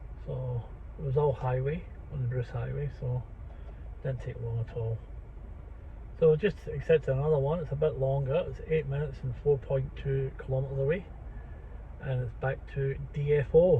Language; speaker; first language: English; native; English